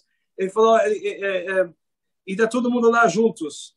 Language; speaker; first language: Portuguese; non-native, fluent; Hebrew